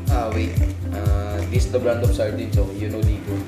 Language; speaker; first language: English; non-native, learner; Filipino